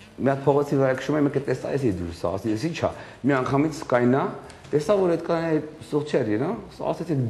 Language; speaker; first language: Armenian; early bilingual, heritage; Armenian